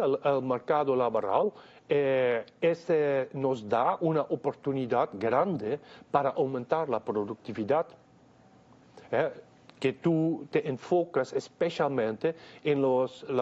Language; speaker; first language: Spanish; non-native, fluent; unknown